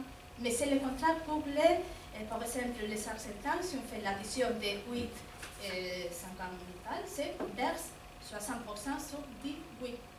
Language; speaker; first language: French; non-native, fluent; Spanish